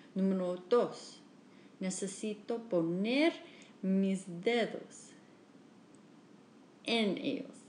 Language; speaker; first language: Spanish; non-native, learner; English